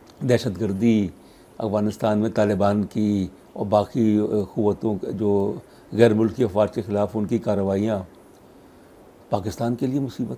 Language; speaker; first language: Urdu; native; Urdu